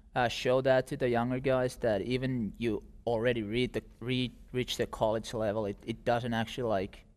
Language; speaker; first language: English; non-native, fluent; Finnish